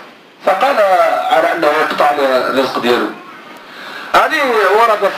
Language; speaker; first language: Arabic; native; Arabic